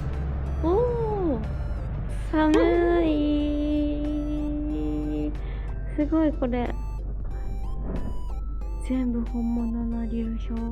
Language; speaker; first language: Japanese; native; Japanese